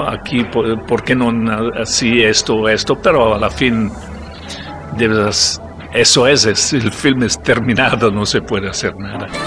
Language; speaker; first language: Spanish; non-native, learner; Italian